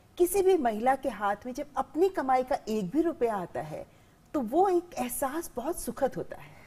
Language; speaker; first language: Hindi; native; Hindi